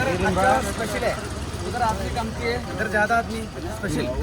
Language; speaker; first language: Hindi; non-native, local second language; Malayalam